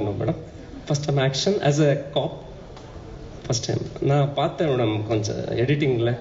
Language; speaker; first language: Tamil; non-native, learner; Kannada